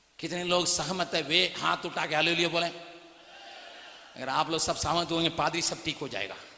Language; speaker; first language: Hindi; non-native, local second language; Tamil